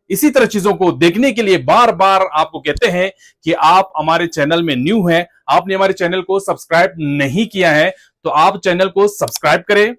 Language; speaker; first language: Urdu; non-native, local second language; Punjabi